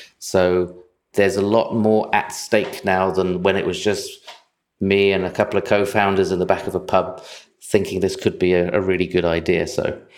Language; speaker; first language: English; native; English